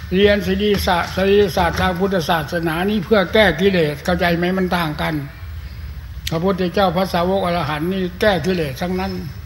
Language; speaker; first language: Thai; native; Thai